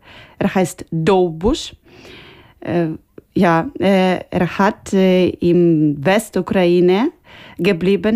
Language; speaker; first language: German; non-native, learner; Ukrainian